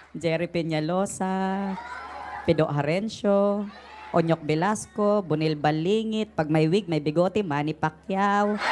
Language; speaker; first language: Filipino; non-native, local second language; Waray